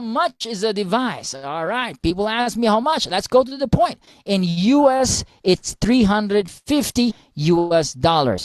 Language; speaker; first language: English; non-native, local second language; Filipino